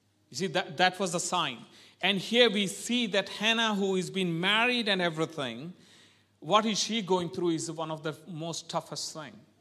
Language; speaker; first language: English; non-native, local second language; Malayalam